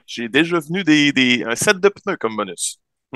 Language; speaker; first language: French; native; French